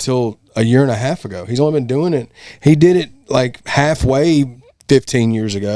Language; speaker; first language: English; native; English